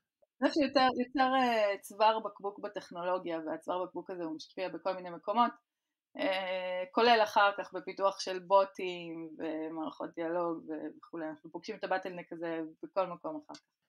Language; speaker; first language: Hebrew; native; Hebrew